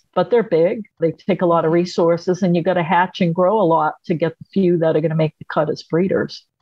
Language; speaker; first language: English; native; English